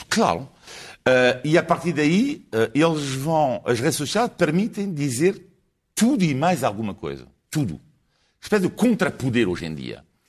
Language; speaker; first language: Portuguese; non-native, fluent; French